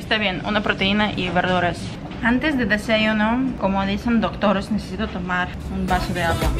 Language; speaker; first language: Spanish; non-native, fluent; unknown